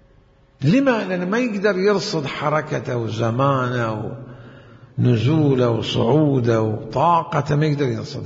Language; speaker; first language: Arabic; native; Arabic